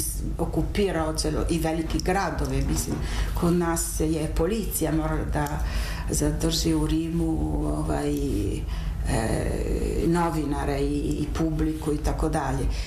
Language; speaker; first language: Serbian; non-native, fluent; Italian